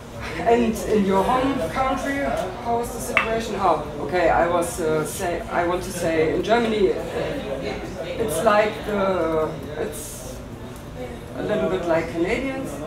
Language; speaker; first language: English; non-native, learner; German